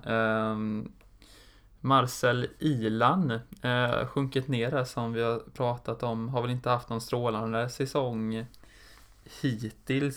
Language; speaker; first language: Swedish; native; Swedish